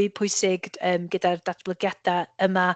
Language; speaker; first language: Welsh; native; Welsh